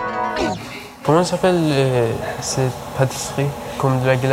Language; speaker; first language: French; non-native, learner; Persian